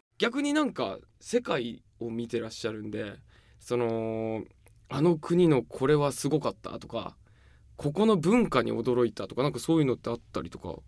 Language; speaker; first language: Japanese; native; Japanese